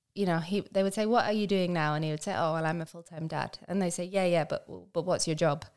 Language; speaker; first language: English; native; English